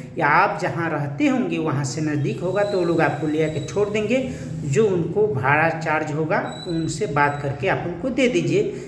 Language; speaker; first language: Hindi; native; Hindi